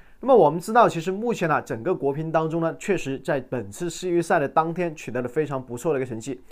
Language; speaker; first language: Chinese; native; Chinese